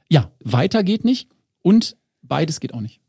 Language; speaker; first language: German; native; German